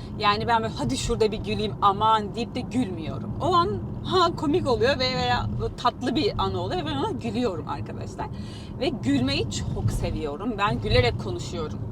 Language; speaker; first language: Turkish; native; Turkish